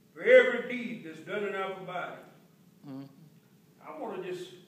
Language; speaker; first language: English; native; English